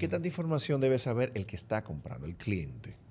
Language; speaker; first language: Spanish; native; Spanish